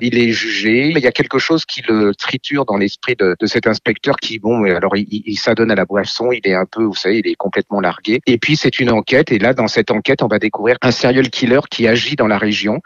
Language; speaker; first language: French; native; French